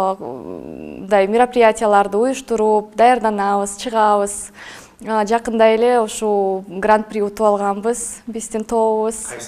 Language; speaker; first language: Kyrgyz; non-native, local second language; Russian